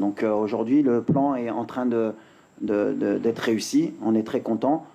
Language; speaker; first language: French; native; French